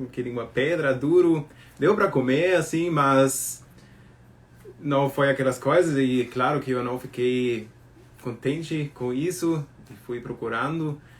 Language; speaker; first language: Portuguese; non-native, fluent; German